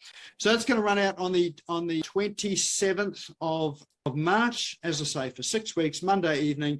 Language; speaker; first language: English; native; English